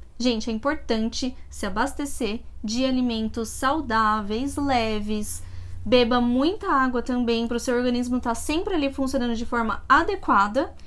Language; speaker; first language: Portuguese; native; Portuguese